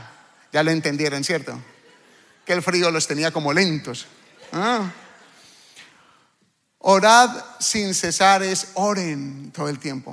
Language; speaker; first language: Spanish; native; Spanish